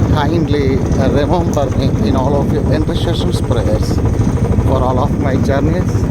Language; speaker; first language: English; non-native, local second language; Telugu